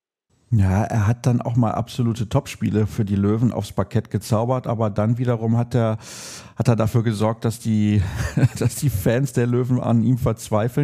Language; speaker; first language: German; native; German